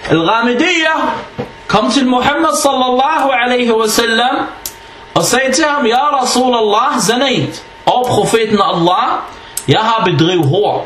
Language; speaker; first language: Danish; early bilingual, other home language; Arabic